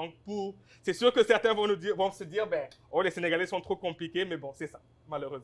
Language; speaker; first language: French; non-native, local second language; Wolof